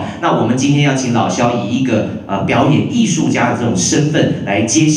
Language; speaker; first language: Chinese; native; Chinese